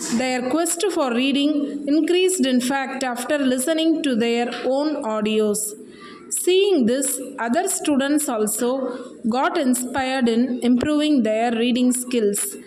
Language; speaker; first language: English; non-native, local second language; Tamil